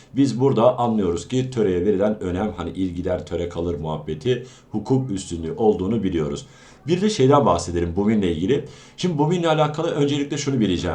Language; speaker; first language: Turkish; native; Turkish